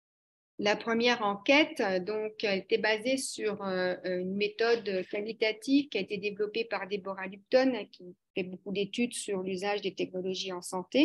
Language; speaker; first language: French; native; French